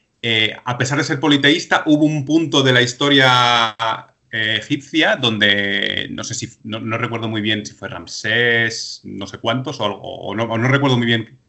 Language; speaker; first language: Spanish; native; Spanish